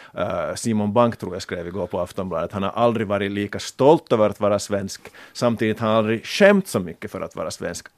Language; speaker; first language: Swedish; native; Swedish